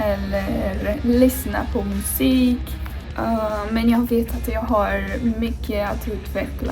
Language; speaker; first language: Swedish; non-native, fluent; Portuguese